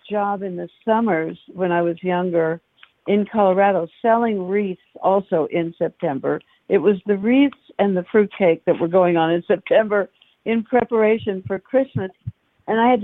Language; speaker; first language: English; native; English